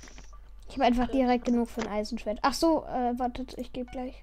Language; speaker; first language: German; native; German